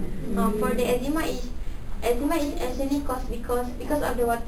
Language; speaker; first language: English; non-native, local second language; Malay